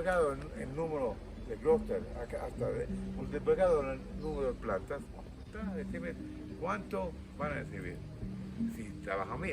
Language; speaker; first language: Spanish; non-native, fluent; Hebrew